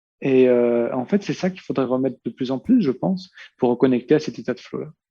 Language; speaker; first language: French; early bilingual, heritage; Portuguese